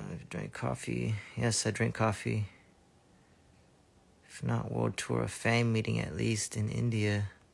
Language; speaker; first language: English; early bilingual, other home language; Korean